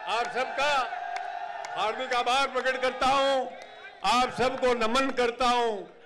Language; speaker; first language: Hindi; native; Hindi